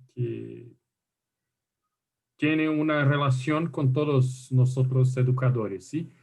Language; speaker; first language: Spanish; non-native, fluent; Portuguese